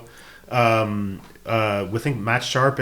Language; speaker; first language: English; native; English